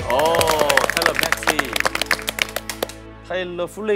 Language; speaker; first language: Korean; native; Korean